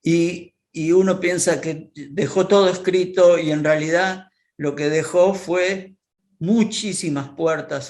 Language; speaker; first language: Spanish; native; Spanish